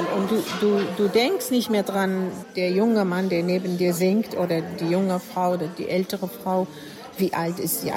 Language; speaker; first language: German; non-native, fluent; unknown